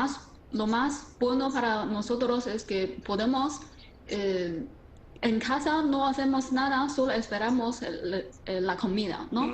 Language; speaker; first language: Spanish; non-native, fluent; Chinese